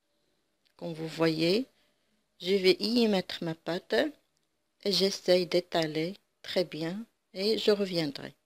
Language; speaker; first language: French; non-native, local second language; Arabic